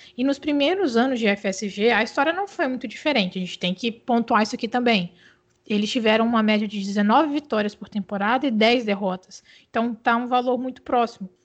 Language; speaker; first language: Portuguese; native; Portuguese